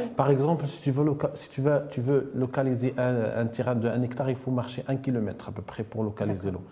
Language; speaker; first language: French; non-native, local second language; Arabic